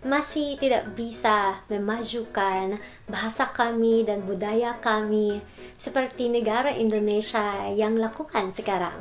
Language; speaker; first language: Indonesian; non-native, learner; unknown